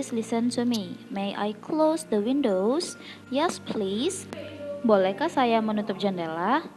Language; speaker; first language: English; non-native, fluent; Indonesian